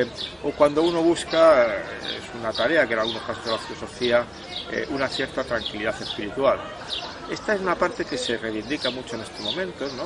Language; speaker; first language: Spanish; native; Spanish